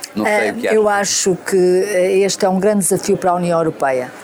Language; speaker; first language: Portuguese; native; Portuguese